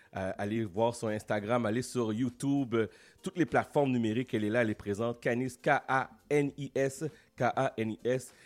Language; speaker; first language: French; native; French